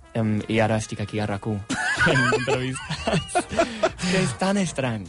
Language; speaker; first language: Catalan; non-native, fluent; English